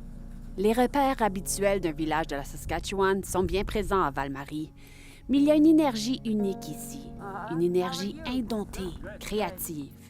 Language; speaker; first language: French; native; French